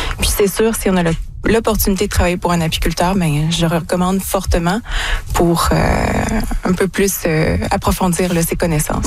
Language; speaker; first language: French; native; French